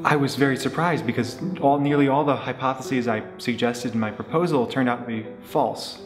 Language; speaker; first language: English; native; English